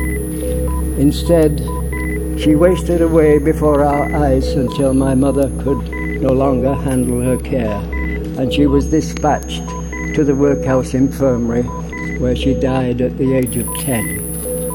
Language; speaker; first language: English; native; English